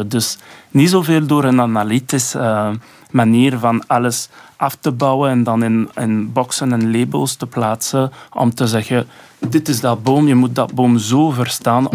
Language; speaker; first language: Dutch; non-native, local second language; French